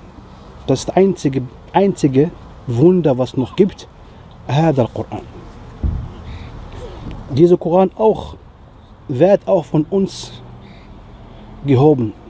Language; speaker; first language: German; non-native, fluent; Riffian